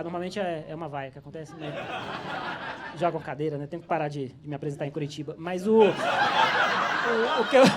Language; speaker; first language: Portuguese; native; Portuguese